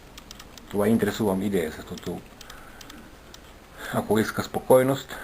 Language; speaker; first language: Bulgarian; non-native, learner; Finnish